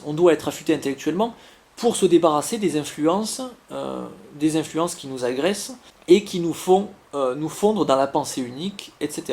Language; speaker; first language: French; native; French